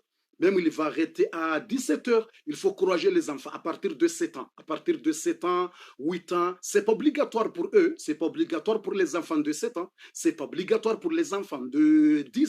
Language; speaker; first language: French; non-native, fluent; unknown